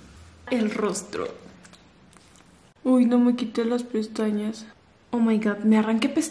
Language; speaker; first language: Spanish; native; Spanish